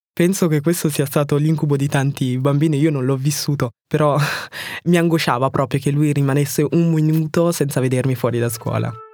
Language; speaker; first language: Italian; early bilingual, other home language; French